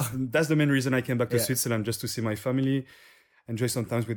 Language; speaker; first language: English; non-native, fluent; French